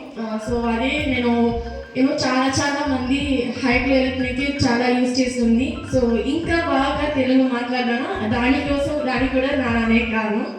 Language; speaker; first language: Telugu; non-native, learner; Tamil